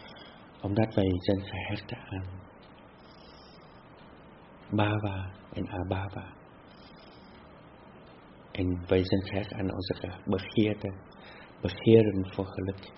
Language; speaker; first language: Dutch; non-native, fluent; Vietnamese